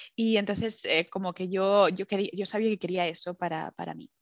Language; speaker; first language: Spanish; native; Spanish